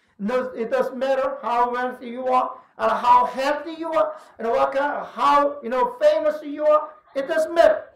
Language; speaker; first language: English; non-native, fluent; Korean